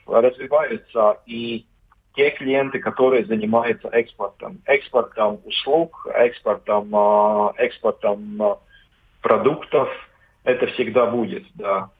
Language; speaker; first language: Russian; non-native, local second language; Latvian